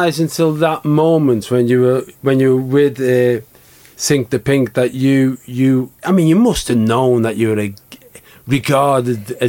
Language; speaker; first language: English; native; English